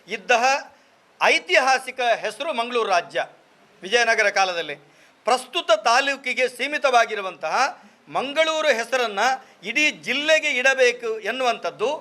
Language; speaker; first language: Kannada; non-native, local second language; Tulu